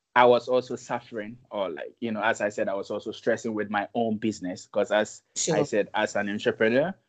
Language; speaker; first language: English; non-native, local second language; Akan